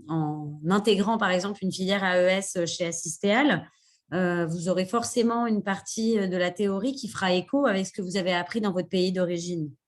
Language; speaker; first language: French; native; French